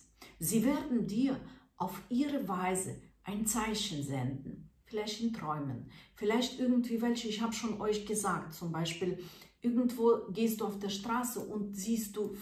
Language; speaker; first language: German; non-native, fluent; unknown